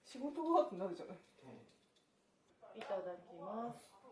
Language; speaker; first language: Japanese; native; Japanese